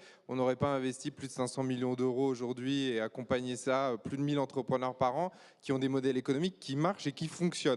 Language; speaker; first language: French; native; French